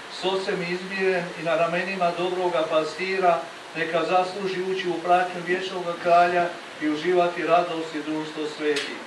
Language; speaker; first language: Croatian; native; Croatian